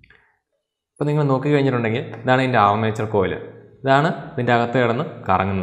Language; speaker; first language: Malayalam; native; Malayalam